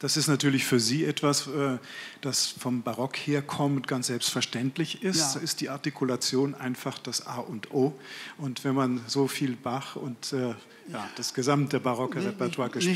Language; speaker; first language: German; native; German